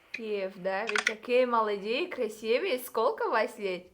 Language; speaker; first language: Russian; non-native, learner; Tajik